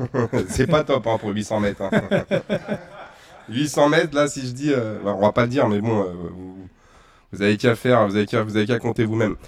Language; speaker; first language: French; native; French